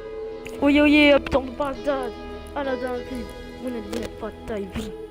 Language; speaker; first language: French; native; French